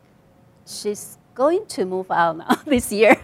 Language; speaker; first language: English; non-native, learner; Chinese